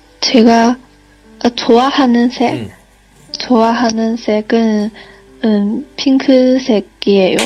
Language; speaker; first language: Korean; non-native, learner; Chinese